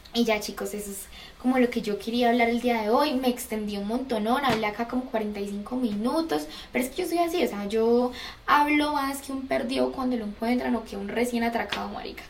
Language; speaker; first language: Spanish; native; Spanish